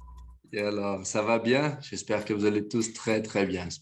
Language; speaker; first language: French; non-native, fluent; Portuguese